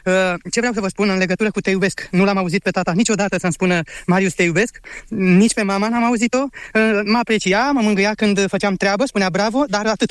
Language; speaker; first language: Romanian; native; Romanian